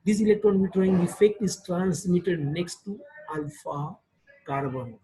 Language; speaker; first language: English; non-native, local second language; Marathi